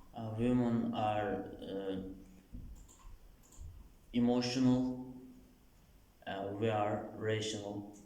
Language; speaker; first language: English; non-native, learner; Turkish